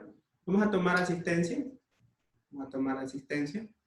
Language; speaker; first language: Spanish; native; Spanish